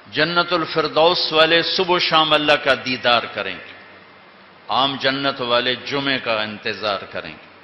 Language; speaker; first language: Urdu; non-native, local second language; Punjabi